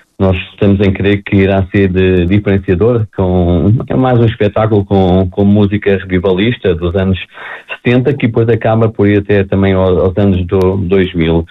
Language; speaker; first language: Portuguese; native; Portuguese